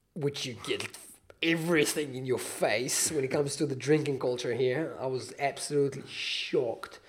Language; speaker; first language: English; non-native, fluent; Hebrew